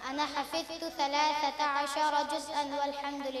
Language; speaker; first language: Arabic; non-native, learner; Urdu